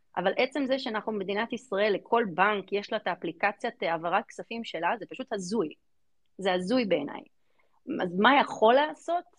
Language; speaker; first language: Hebrew; early bilingual, other home language; English